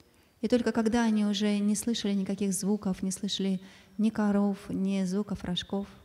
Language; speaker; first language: Russian; native; Russian